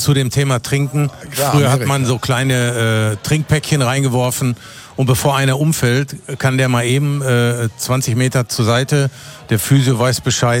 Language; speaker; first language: German; native; German